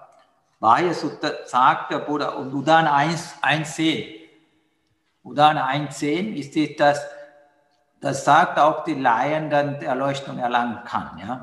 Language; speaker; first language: German; non-native, fluent; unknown